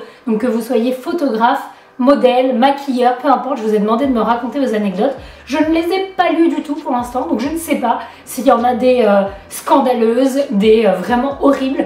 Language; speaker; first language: French; native; French